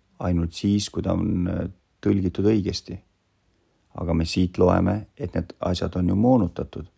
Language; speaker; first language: Estonian; non-native, local second language; Russian